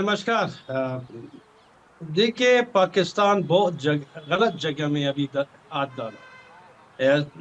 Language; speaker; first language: Hindi; non-native, learner; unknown